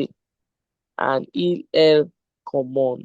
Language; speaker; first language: French; non-native, learner; English